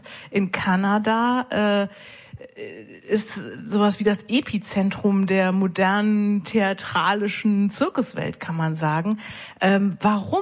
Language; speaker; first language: German; native; German